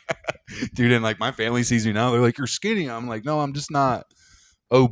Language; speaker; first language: English; native; English